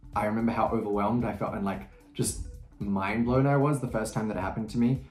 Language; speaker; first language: English; native; English